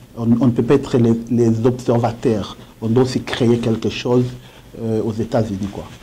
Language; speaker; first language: French; non-native, local second language; Swahili